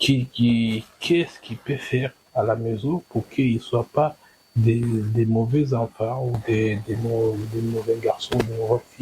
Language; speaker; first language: French; non-native, fluent; Kinyarwanda